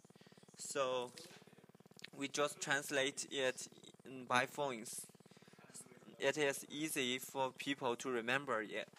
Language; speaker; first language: English; non-native, learner; Chinese